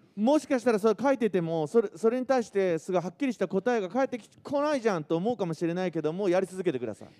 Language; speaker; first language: Japanese; native; Japanese